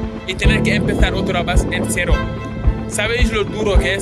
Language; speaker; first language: Spanish; non-native, fluent; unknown